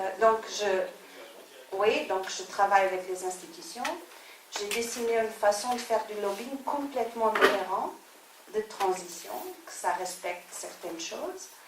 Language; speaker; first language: French; non-native, fluent; Portuguese